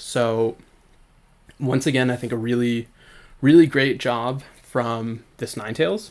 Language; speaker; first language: English; native; English